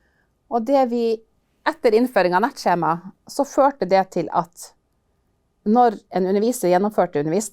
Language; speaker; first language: Norwegian; native; Norwegian